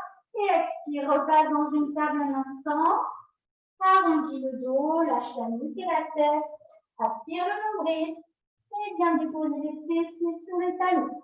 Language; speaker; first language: French; native; French